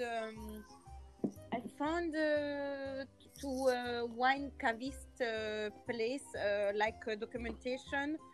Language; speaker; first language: English; non-native, fluent; French